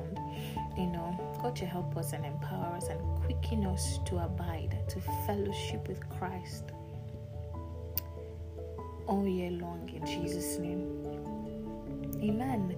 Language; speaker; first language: English; non-native, local second language; Yoruba